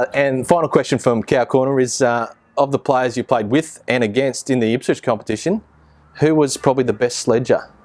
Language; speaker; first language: English; native; English